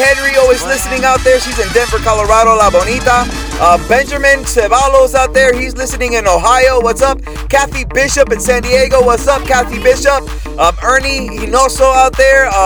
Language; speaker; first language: English; early bilingual, other home language; Spanish